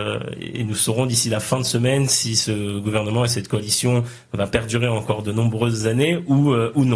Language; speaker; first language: French; native; French